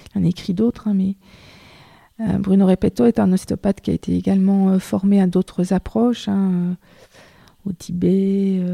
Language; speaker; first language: French; native; French